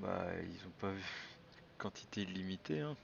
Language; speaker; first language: French; native; French